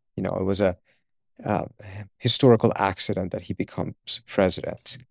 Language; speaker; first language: English; early bilingual, other home language; Persian